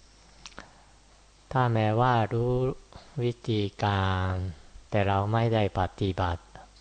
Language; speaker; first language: Thai; non-native, fluent; Japanese